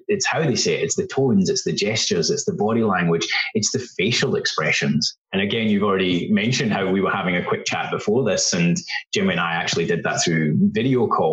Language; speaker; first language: English; native; English